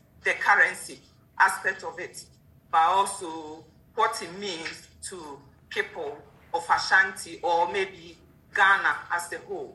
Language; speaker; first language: English; non-native, local second language; Akan